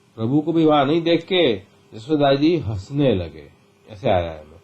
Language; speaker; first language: Hindi; non-native, local second language; Gujarati